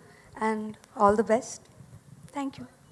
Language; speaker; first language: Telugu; non-native, learner; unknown